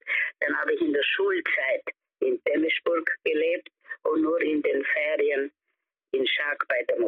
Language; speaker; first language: German; early bilingual, heritage; German